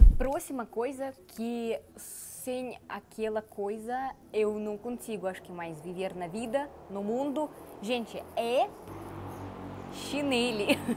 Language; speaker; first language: Portuguese; non-native, learner; Russian